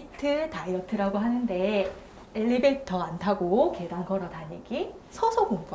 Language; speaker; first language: Korean; native; Korean